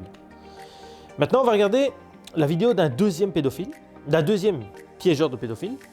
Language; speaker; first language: French; native; French